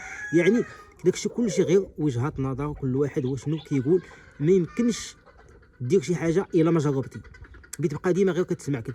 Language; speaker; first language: Arabic; native; Arabic